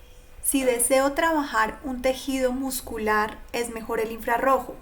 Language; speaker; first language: Spanish; native; Spanish